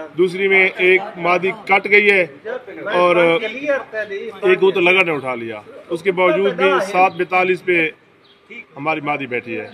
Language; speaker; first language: Hindi; non-native, local second language; Punjabi